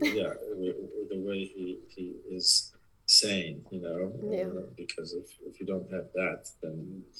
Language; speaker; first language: English; non-native, fluent; Polish